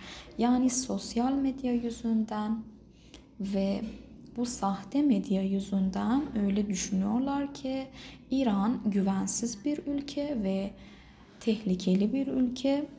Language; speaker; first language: Turkish; non-native, fluent; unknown